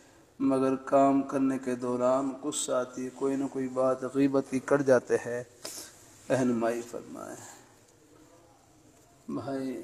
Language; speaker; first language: Urdu; native; Urdu